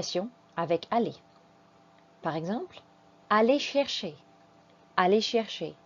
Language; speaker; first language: French; non-native, fluent; English